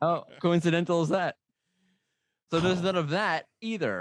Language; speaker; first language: English; native; English